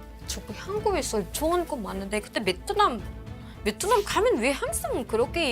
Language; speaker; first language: Korean; non-native, learner; Vietnamese